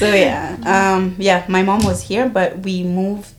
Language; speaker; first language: English; non-native, local second language; Kinyarwanda